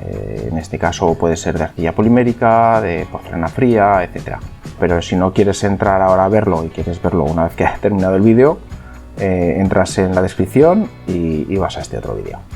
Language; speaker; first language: Spanish; native; Spanish